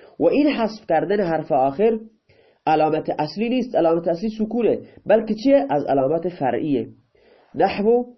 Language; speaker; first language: Persian; non-native, local second language; Baluchi